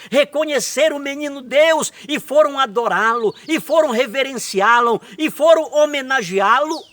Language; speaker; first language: Portuguese; native; Portuguese